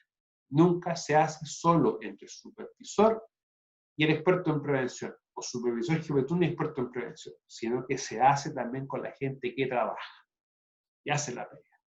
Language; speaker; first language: Spanish; native; Spanish